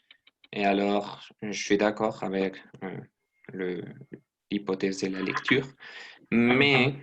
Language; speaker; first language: French; non-native, learner; Spanish